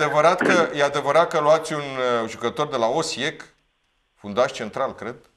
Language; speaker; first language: Romanian; native; Romanian